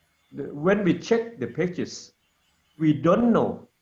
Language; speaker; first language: English; non-native, learner; Lao